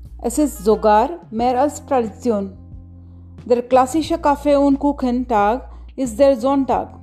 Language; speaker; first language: German; non-native, learner; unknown